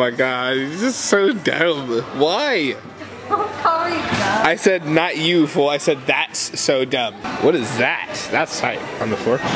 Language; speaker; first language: English; native; English